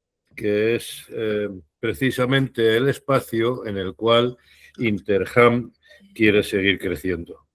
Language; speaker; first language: Spanish; native; Spanish